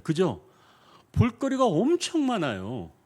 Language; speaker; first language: Korean; native; Korean